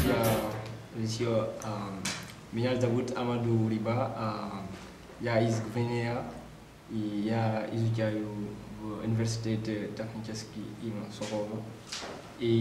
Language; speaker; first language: Russian; non-native, learner; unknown